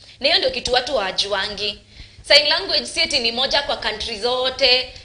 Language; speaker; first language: Swahili; native; Swahili